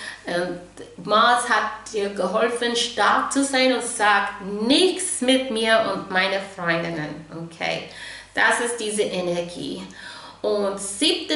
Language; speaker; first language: German; non-native, fluent; English